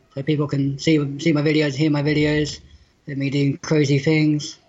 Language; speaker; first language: English; native; English